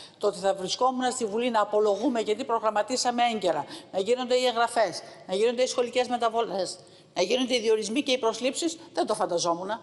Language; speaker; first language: Greek; native; Greek